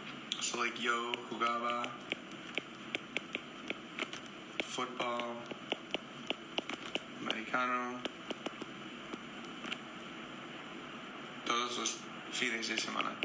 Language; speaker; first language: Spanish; non-native, fluent; English